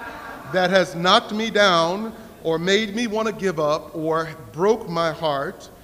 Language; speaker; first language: English; native; English